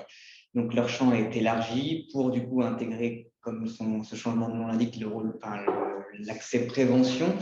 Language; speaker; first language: French; native; French